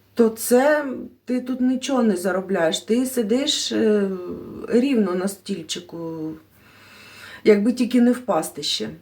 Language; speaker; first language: Ukrainian; non-native, local second language; Russian